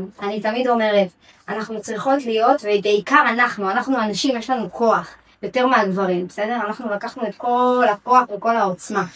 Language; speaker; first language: Hebrew; native; Hebrew